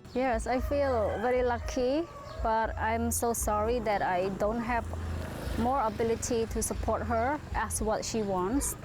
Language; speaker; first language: English; non-native, fluent; Khmer